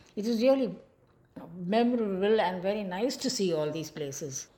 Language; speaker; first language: English; non-native, local second language; Malayalam